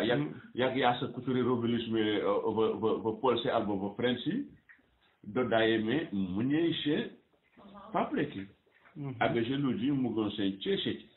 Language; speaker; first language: Polish; non-native, learner; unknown